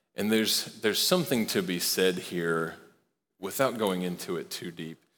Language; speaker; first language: English; native; English